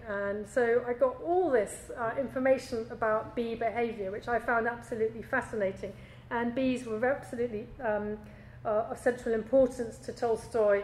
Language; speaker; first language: English; native; English